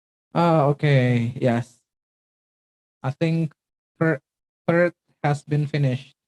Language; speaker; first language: English; non-native, fluent; Indonesian